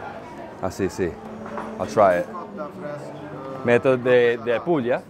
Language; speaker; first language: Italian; non-native, learner; English